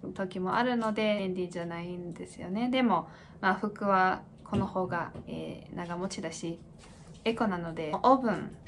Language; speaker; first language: Japanese; non-native, fluent; English